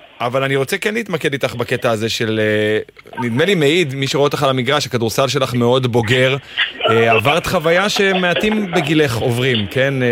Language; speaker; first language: Hebrew; native; Hebrew